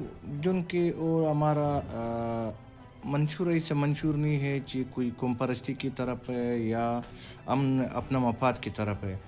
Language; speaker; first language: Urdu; non-native, local second language; Pashto